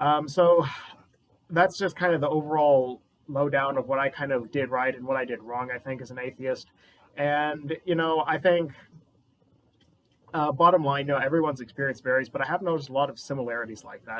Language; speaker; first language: English; native; English